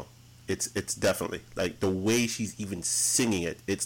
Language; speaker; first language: English; early bilingual, other home language; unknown